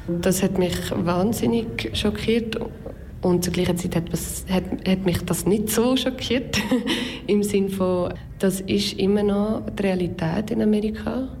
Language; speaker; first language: German; non-native, local second language; French